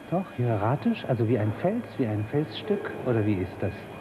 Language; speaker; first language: German; native; German